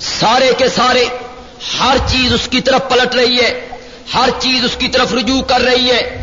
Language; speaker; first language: Urdu; non-native, local second language; Punjabi